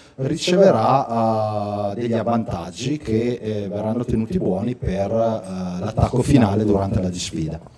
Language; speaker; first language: Italian; native; Italian